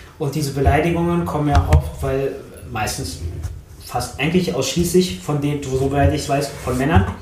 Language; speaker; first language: German; early bilingual, other home language; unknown